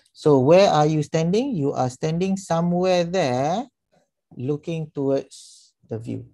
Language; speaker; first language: English; non-native, local second language; Malay